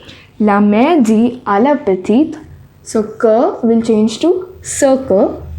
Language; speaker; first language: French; non-native, fluent; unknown